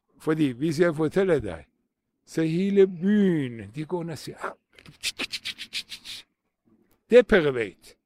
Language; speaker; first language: Danish; non-native, fluent; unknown